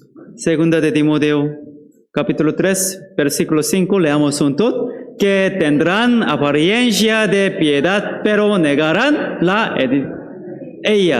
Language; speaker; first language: Spanish; non-native, fluent; Korean